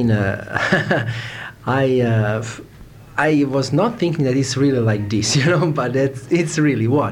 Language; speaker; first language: English; non-native, fluent; Serbian